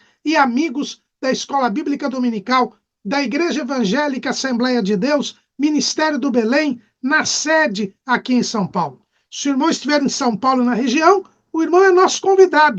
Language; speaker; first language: Portuguese; native; Portuguese